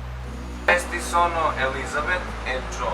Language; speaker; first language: Italian; non-native, learner; Serbian